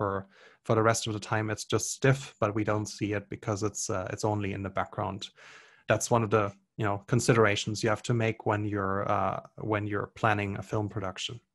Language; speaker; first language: English; non-native, fluent; German